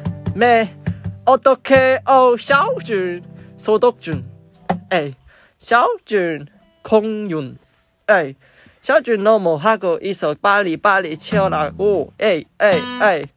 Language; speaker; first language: Korean; non-native, fluent; Chinese